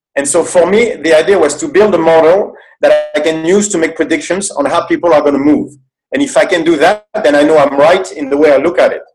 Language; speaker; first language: English; non-native, fluent; French